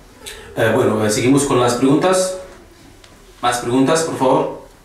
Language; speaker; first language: Spanish; non-native, fluent; Arabic